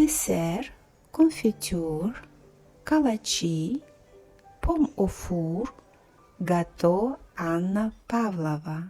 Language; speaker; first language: French; non-native, fluent; Russian